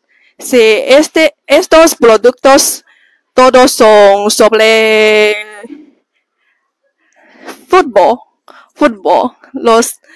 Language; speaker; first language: Spanish; non-native, learner; Chinese